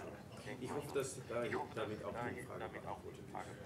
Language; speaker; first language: German; non-native, fluent; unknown